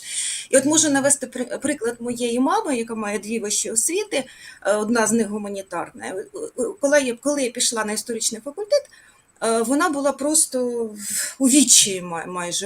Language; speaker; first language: Ukrainian; native; Ukrainian